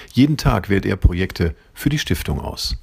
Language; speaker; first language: German; native; German